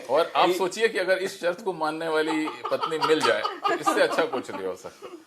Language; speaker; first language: Hindi; native; Hindi